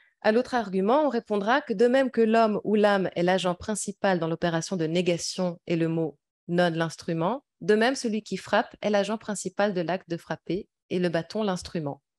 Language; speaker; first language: French; native; French